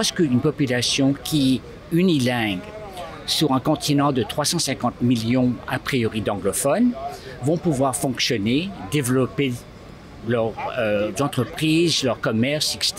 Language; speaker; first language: French; non-native, local second language; English